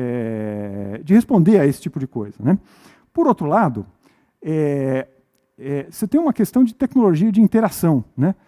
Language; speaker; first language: Portuguese; native; Portuguese